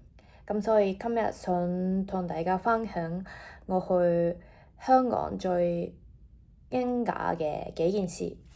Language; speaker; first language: Cantonese; non-native, fluent; Japanese